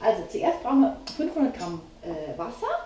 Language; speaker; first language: German; native; German